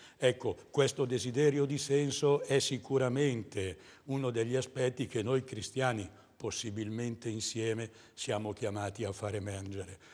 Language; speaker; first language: Italian; native; Italian